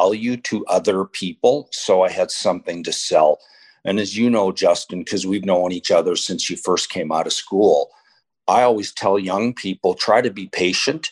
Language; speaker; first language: English; native; English